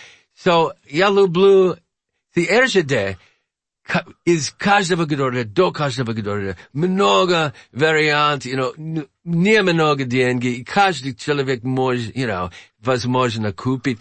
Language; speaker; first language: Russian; non-native, learner; English